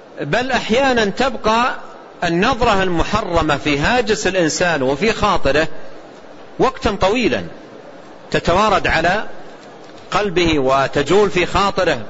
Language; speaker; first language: Arabic; native; Arabic